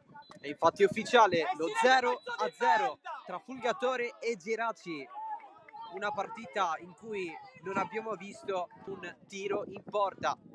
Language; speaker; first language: Italian; native; Italian